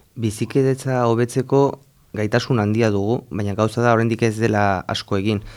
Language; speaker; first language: Basque; non-native, local second language; Spanish